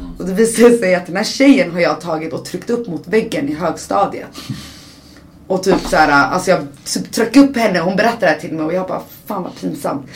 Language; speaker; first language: Swedish; early bilingual, other home language; Persian